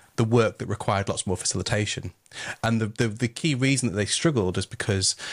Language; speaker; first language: English; native; English